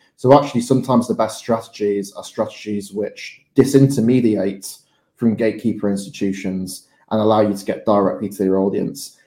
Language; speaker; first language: English; native; English